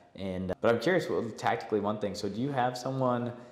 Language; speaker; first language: English; native; English